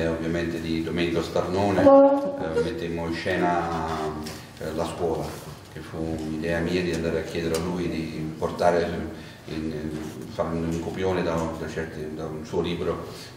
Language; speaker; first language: Italian; native; Italian